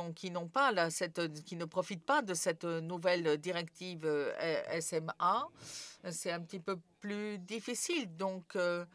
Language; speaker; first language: French; non-native, fluent; Serbian